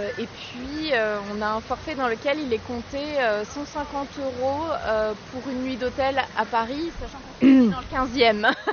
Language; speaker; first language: French; native; French